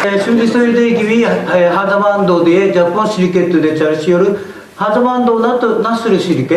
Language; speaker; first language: Turkish; non-native, learner; Japanese